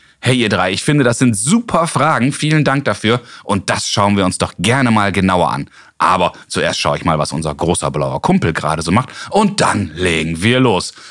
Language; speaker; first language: German; native; German